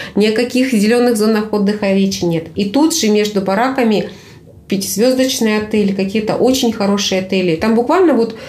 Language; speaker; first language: Russian; native; Russian